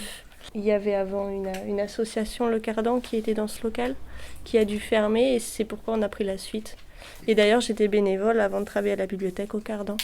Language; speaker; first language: French; native; French